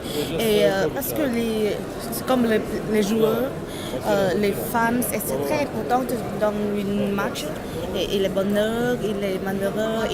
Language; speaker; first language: French; non-native, learner; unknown